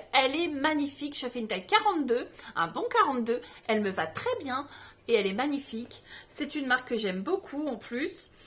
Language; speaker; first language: French; native; French